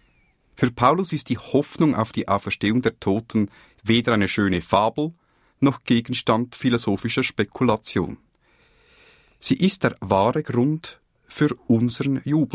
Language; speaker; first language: German; native; German